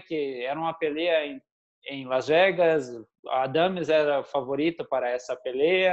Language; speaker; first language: Spanish; non-native, learner; Portuguese